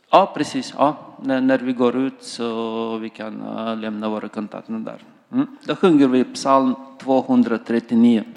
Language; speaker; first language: Swedish; non-native, fluent; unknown